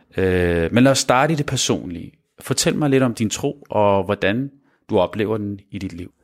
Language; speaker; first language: Danish; early bilingual, other home language; Arabic